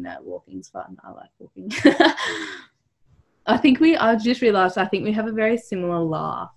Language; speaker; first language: English; native; English